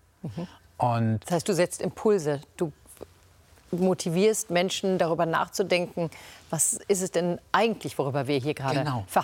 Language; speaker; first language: German; native; German